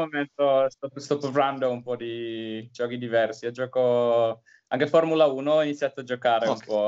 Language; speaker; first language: Italian; non-native, learner; Finnish